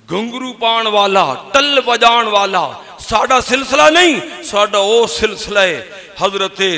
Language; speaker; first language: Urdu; non-native, local second language; Punjabi